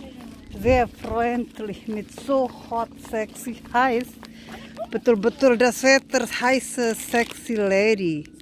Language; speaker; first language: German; non-native, learner; Indonesian